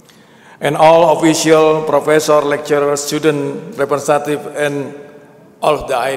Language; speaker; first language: English; non-native, learner; Indonesian